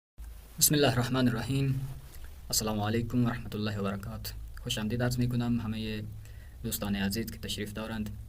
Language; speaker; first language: Persian; non-native, fluent; Urdu